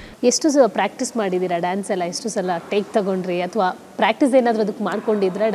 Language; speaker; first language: Kannada; native; Kannada